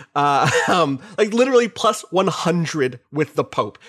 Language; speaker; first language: English; native; English